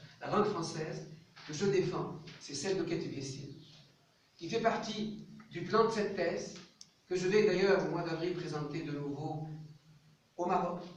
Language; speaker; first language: French; non-native, local second language; Arabic